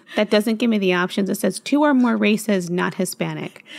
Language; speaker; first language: English; early bilingual, other home language; Spanish